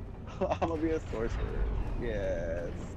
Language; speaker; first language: English; native; English